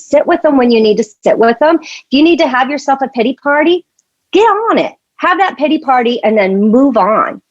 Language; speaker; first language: English; native; English